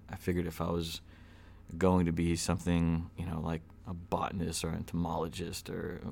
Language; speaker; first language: English; native; English